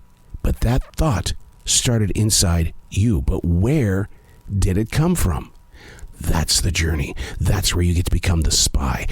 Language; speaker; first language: English; native; English